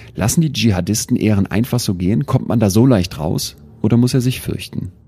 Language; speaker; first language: German; native; German